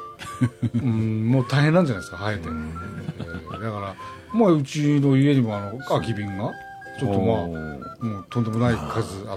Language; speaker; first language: Japanese; native; Japanese